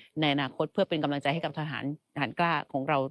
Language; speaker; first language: Thai; native; Thai